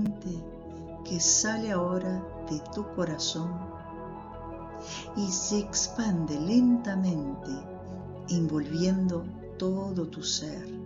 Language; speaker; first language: Spanish; non-native, fluent; Portuguese